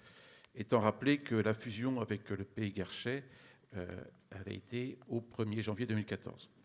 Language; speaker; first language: French; native; French